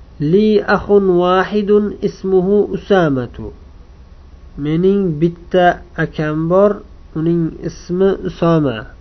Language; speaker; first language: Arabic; non-native, fluent; Uzbek